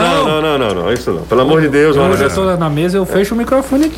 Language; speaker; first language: Portuguese; native; Portuguese